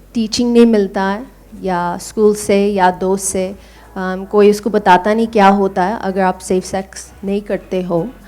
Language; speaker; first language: Hindi; non-native, learner; English